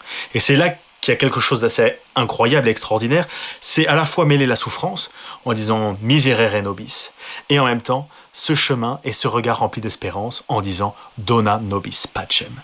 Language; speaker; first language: French; native; French